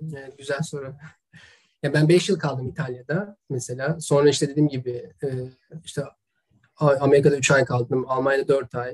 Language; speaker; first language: Turkish; native; Turkish